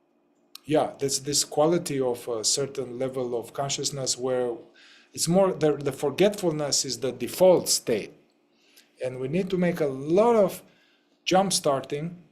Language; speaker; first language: English; non-native, fluent; Romanian